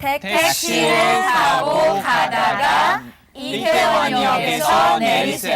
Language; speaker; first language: Korean; non-native, learner; English